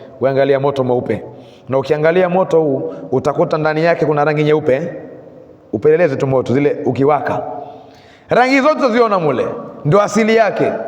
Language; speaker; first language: Swahili; native; Swahili